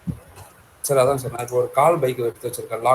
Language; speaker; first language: Tamil; native; Tamil